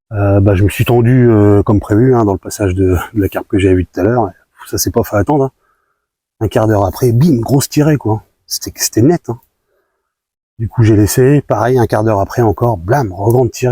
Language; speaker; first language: French; native; French